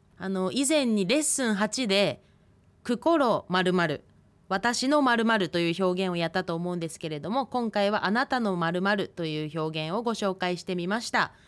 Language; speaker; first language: Japanese; native; Japanese